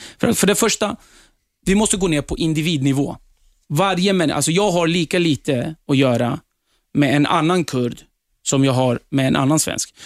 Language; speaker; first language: Swedish; early bilingual, other home language; Kurdish